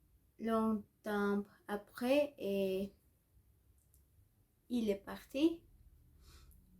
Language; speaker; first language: French; non-native, learner; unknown